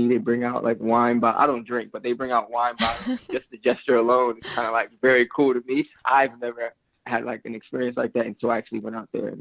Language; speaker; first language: English; native; English